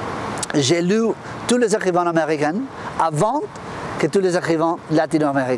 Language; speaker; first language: French; non-native, fluent; Spanish